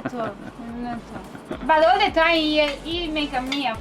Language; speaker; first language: English; non-native, learner; Spanish